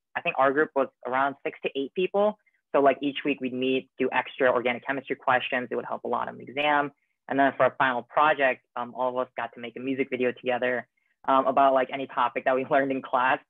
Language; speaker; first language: English; native; English